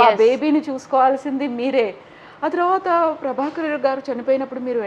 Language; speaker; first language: Telugu; native; Telugu